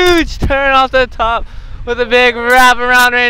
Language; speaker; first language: English; native; English